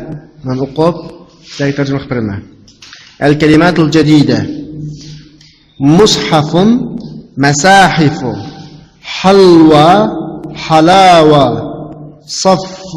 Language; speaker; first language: Arabic; non-native, fluent; Uyghur